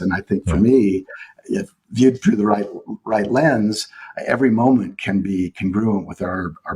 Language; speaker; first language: English; native; English